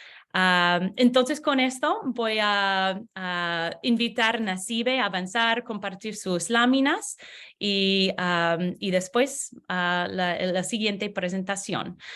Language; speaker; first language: Spanish; non-native, learner; English